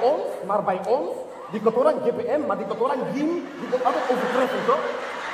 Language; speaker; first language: Dutch; early bilingual, other home language; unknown